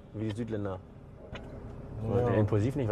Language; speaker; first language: German; early bilingual, other home language; Polish